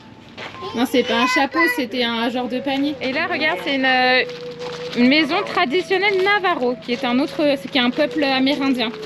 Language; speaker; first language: French; native; French